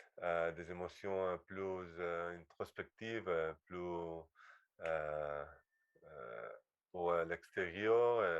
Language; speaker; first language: French; non-native, learner; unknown